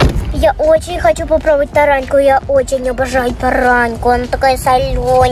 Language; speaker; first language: Russian; early bilingual, heritage; Russian